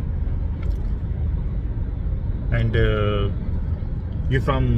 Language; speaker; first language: English; non-native, local second language; Hindi